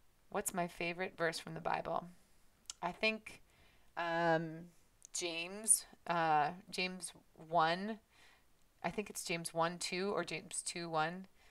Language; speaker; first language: English; native; English